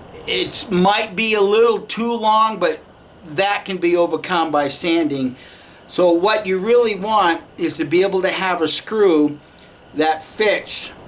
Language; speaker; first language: English; native; English